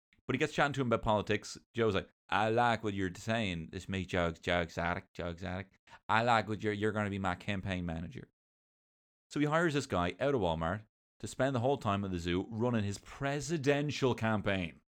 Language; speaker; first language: English; native; English